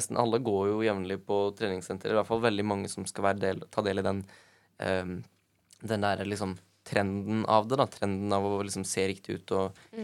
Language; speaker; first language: Norwegian; native; Norwegian